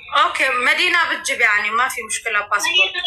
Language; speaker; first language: Arabic; non-native, learner; Amharic